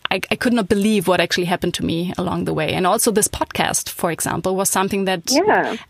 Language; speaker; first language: English; non-native, fluent; German